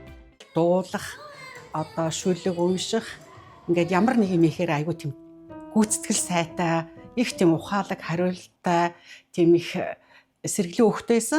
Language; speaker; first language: Mongolian; native; Mongolian